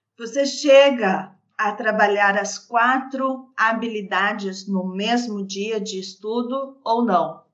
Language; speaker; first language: Portuguese; native; Portuguese